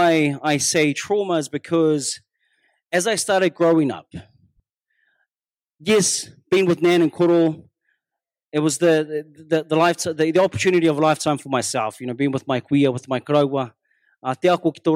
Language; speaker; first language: English; non-native, local second language; Māori